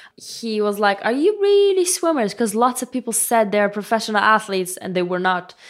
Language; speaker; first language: English; non-native, fluent; Arabic